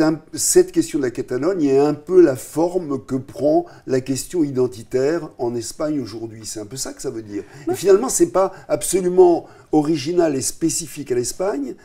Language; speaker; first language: French; native; French